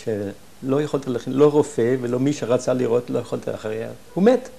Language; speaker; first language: Hebrew; non-native, fluent; German